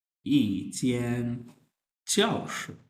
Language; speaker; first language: Chinese; non-native, fluent; Urdu